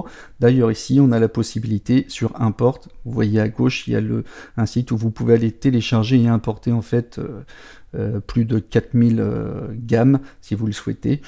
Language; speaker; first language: French; native; French